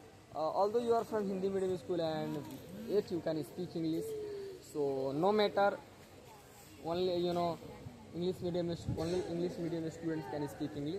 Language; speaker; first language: English; non-native, local second language; Hindi